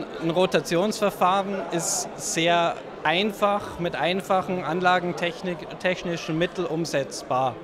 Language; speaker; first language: German; native; German